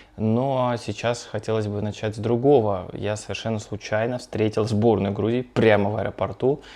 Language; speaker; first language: Russian; native; Russian